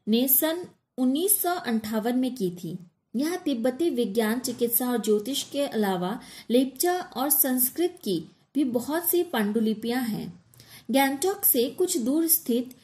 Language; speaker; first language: Hindi; native; Hindi